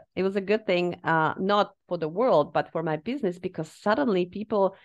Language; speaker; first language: English; non-native, fluent; Slovak